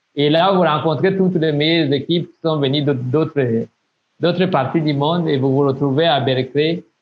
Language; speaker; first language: French; non-native, local second language; Rundi